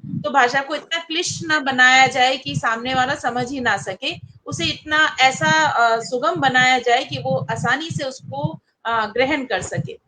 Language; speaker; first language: Hindi; non-native, local second language; Maithili